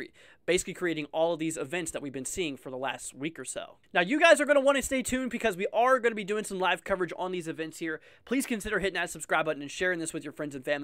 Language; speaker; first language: English; native; English